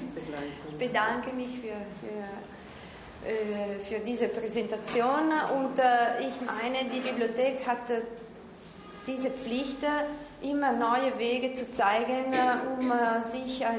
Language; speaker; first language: German; non-native, local second language; Italian